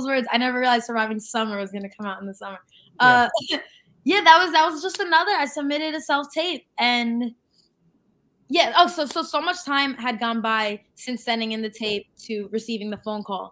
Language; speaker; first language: English; native; English